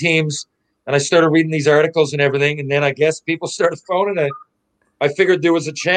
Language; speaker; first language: English; native; English